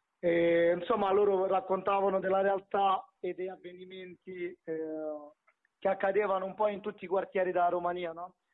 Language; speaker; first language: Italian; early bilingual, other home language; Romanian